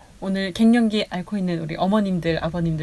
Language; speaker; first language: Korean; native; Korean